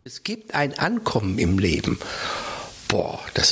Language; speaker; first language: German; native; German